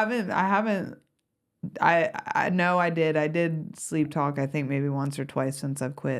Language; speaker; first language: English; native; English